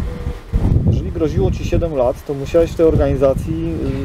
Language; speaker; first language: Polish; native; Polish